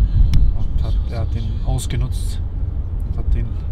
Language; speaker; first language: German; early bilingual, other home language; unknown